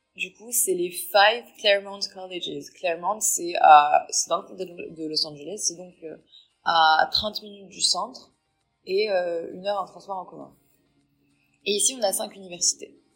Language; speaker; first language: French; non-native, local second language; Arabic